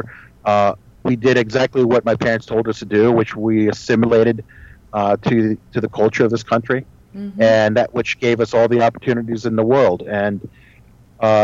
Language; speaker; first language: English; early bilingual, other home language; Spanish